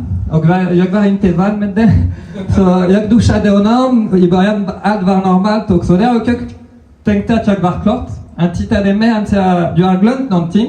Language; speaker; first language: Swedish; non-native, fluent; French